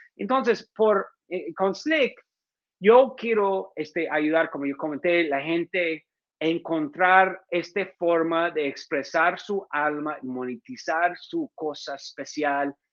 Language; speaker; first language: Spanish; non-native, fluent; English